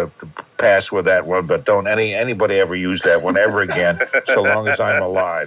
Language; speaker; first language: English; native; English